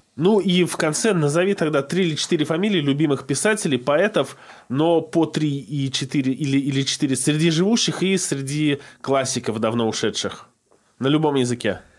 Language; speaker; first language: Russian; native; Russian